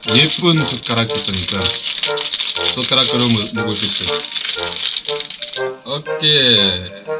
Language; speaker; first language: Korean; non-native, learner; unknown